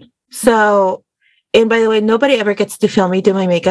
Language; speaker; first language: English; early bilingual, other home language; Spanish